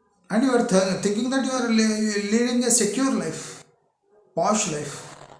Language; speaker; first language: English; non-native, local second language; Telugu